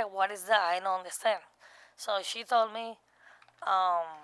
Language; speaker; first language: English; non-native, learner; Spanish